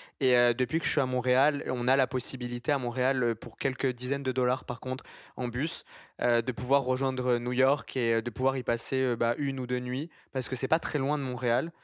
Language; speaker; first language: French; native; French